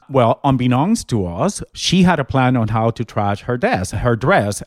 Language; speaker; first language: English; non-native, fluent; Spanish